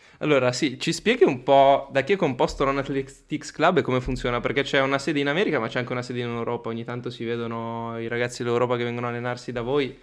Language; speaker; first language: Italian; native; Italian